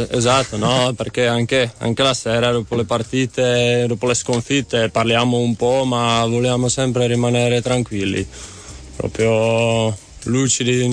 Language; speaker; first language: Italian; non-native, fluent; Czech